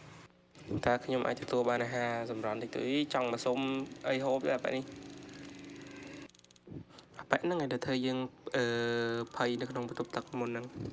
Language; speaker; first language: Khmer; native; Khmer